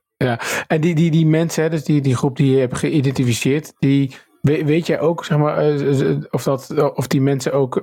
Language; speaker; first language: Dutch; native; Dutch